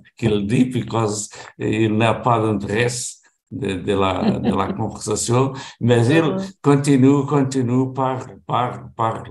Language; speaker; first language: French; non-native, fluent; Portuguese